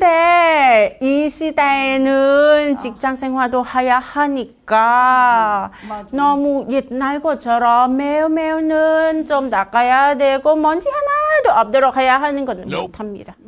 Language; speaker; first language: Korean; non-native, learner; Thai